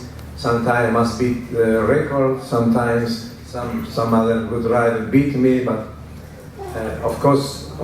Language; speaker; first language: English; non-native, learner; Italian